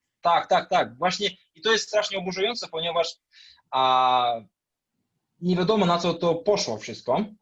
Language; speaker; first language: Polish; non-native, fluent; Russian